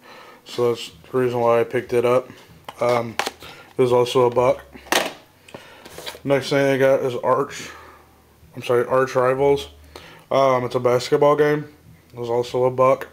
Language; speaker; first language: English; native; English